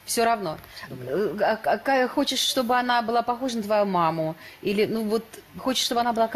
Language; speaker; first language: Russian; native; Russian